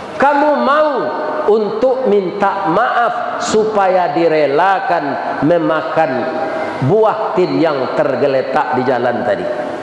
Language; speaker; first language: Malay; non-native, local second language; Minangkabau